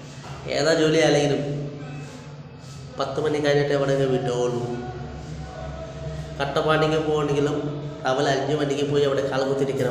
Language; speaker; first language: Malayalam; non-native, learner; Bangla